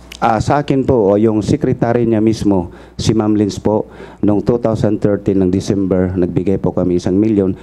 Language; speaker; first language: Filipino; non-native, local second language; Cebuano